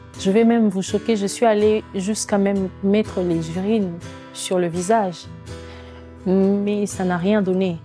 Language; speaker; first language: French; non-native, local second language; Lingala